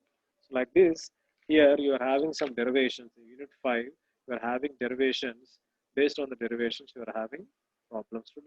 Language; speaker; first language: English; non-native, local second language; Telugu